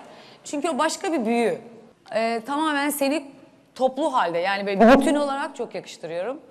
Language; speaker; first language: Turkish; native; Turkish